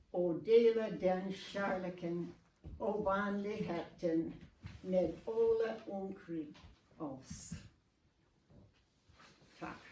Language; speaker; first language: Swedish; non-native, learner; English